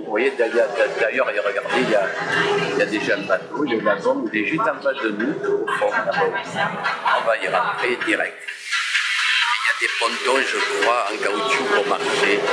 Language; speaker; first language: French; native; French